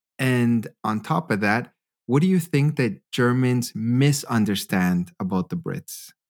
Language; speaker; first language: English; native; English